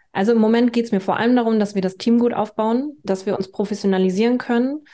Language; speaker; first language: German; native; German